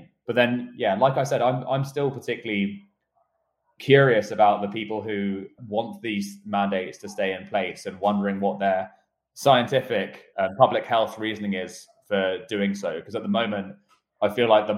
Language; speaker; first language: English; native; English